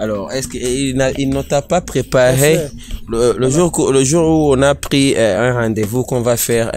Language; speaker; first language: French; non-native, local second language; Rundi